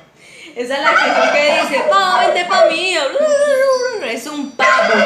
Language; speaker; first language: Spanish; native; Spanish